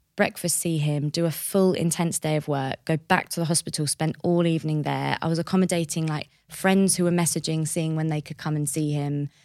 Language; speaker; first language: English; native; English